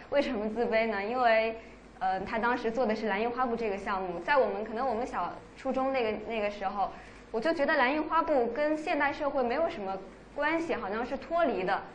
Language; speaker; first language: Chinese; native; Chinese